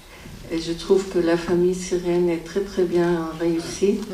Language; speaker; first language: French; non-native, fluent; Arabic